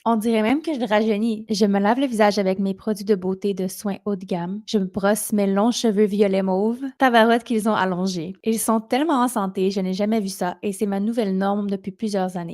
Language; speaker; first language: French; native; French